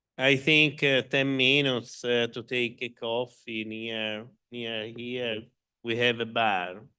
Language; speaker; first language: English; non-native, fluent; Italian